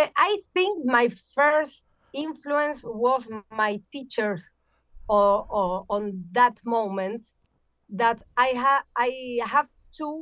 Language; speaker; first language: English; non-native, learner; Spanish